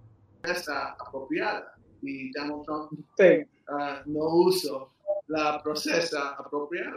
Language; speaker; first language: Spanish; early bilingual, heritage; English